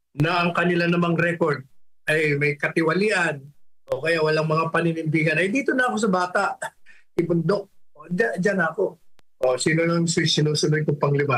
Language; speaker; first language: Filipino; native; Filipino